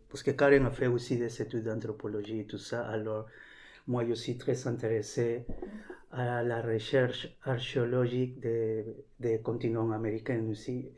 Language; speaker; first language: French; non-native, learner; Spanish